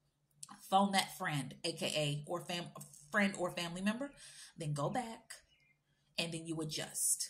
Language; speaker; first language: English; native; English